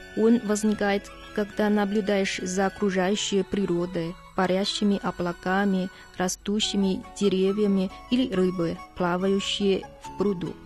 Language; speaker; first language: Russian; non-native, fluent; Chinese